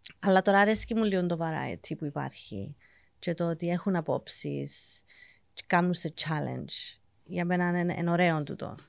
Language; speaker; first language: Greek; early bilingual, heritage; English